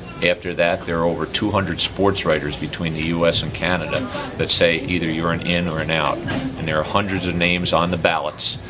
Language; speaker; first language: English; native; English